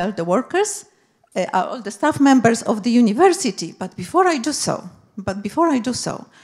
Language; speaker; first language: English; non-native, fluent; Polish